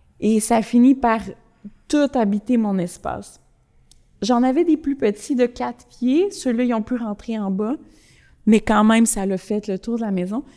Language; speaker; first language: French; early bilingual, other home language; Spanish